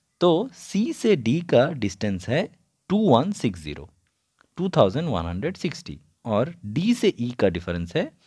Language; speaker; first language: Hindi; non-native, local second language; Bangla